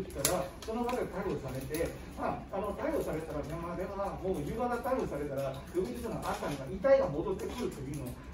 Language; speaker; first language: Japanese; non-native, fluent; Burmese